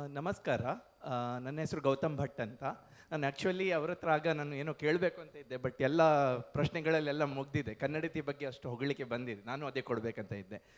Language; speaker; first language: Kannada; non-native, local second language; Konkani